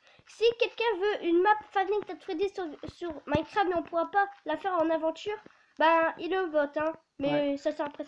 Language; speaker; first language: French; native; French